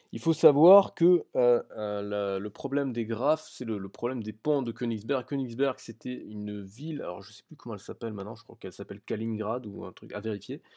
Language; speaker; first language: French; native; French